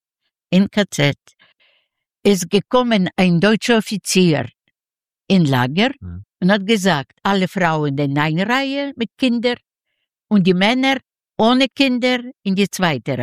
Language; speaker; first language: German; non-native, learner; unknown